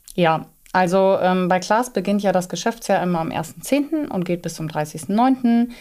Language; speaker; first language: German; native; German